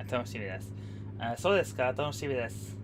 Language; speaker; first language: Japanese; non-native, learner; English